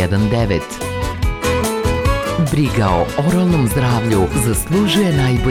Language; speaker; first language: Serbian; native; Serbian